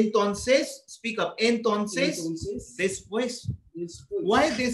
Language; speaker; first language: Spanish; non-native, fluent; Hindi